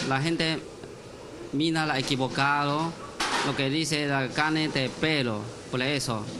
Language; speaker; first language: Spanish; non-native, learner; Chinese